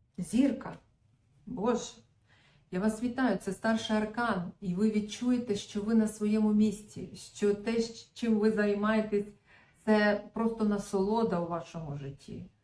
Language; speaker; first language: Ukrainian; non-native, local second language; Russian